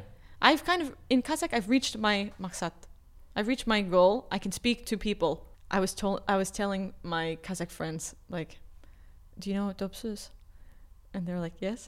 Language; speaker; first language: English; native; English